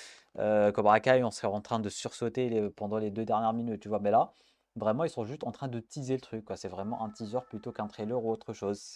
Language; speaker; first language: French; native; French